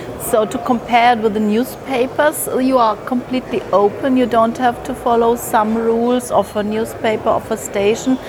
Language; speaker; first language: English; non-native, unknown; German